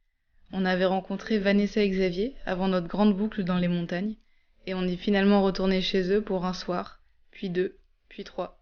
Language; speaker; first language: French; native; French